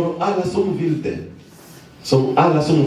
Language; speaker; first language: Swedish; non-native, fluent; Lingala